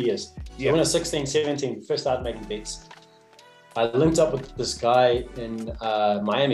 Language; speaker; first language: English; native; English